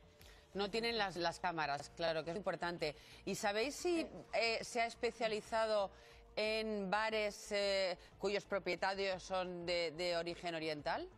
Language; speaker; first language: Spanish; native; Spanish